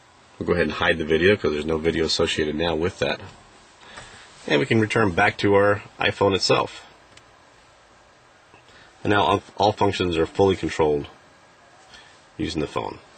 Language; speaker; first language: English; native; English